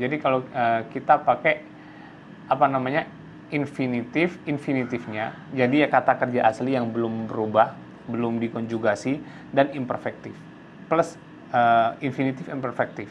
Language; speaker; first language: Indonesian; native; Indonesian